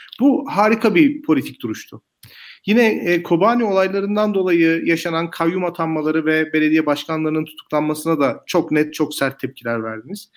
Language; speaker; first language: Turkish; native; Turkish